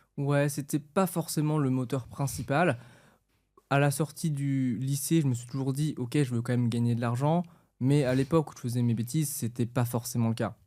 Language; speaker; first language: French; native; French